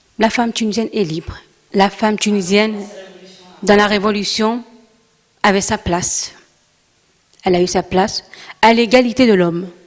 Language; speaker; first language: French; non-native, local second language; Arabic